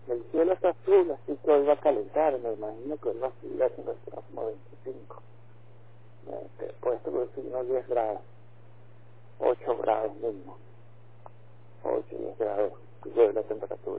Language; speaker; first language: Spanish; native; Spanish